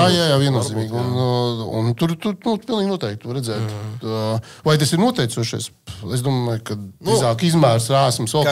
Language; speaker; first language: Latvian; native; Latvian